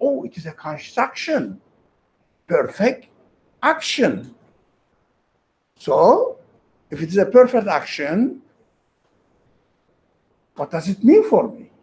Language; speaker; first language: English; non-native, fluent; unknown